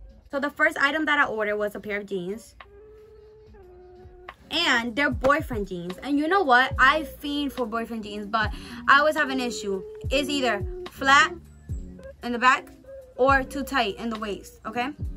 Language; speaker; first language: English; early bilingual, other home language; Spanish